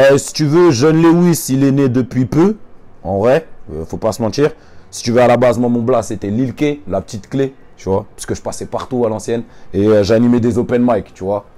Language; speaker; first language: French; native; French